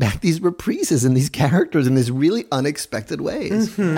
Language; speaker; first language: English; native; English